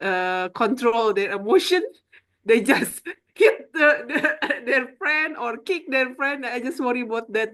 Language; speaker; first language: English; non-native, learner; Indonesian